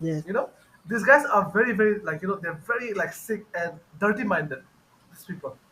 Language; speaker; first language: English; non-native, fluent; Bangla